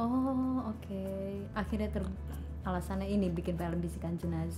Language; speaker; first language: Indonesian; native; Indonesian